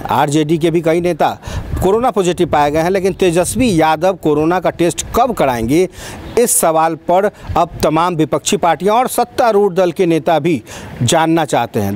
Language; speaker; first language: Hindi; native; Hindi